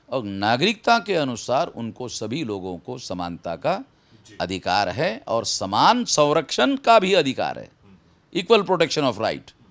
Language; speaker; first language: Hindi; native; Hindi